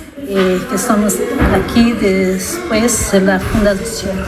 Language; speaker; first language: Spanish; non-native, learner; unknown